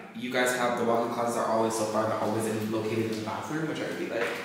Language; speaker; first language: English; native; English